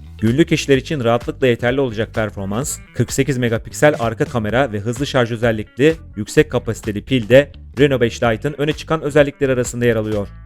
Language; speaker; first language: Turkish; native; Turkish